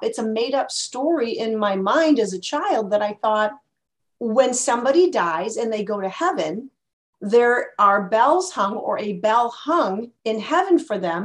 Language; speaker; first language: English; native; English